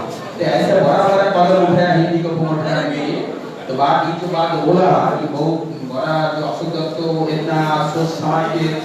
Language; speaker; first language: Hindi; non-native, local second language; Bangla